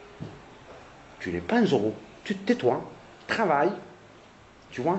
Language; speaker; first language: French; non-native, local second language; Kabyle